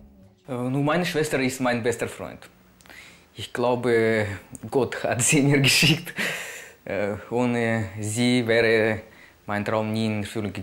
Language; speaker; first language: German; non-native, fluent; Ukrainian